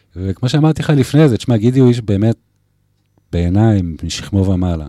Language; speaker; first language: Hebrew; early bilingual, heritage; Hebrew